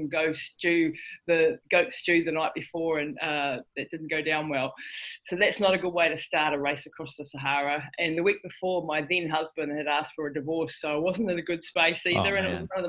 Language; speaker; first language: English; native; English